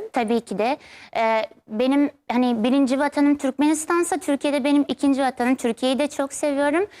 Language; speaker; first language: Turkish; non-native, fluent; Turkmen